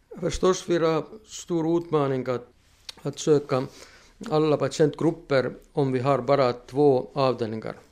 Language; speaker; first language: Swedish; non-native, fluent; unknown